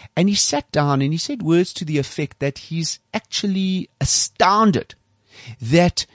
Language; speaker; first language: English; native; English